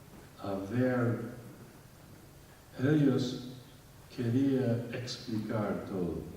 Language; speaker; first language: Spanish; non-native, fluent; English